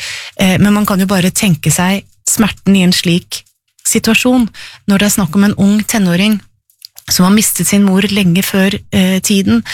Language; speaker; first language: Norwegian; native; Norwegian